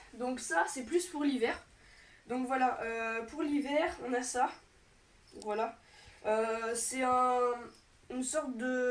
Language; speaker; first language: French; native; French